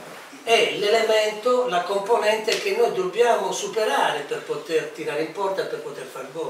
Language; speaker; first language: Italian; native; Italian